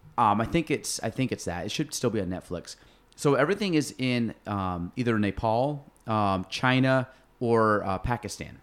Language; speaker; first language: English; native; English